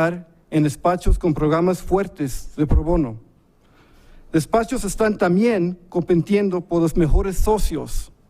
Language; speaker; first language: Spanish; early bilingual, heritage; English